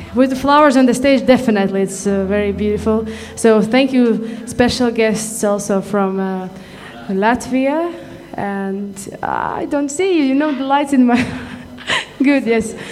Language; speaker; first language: English; non-native, fluent; Latvian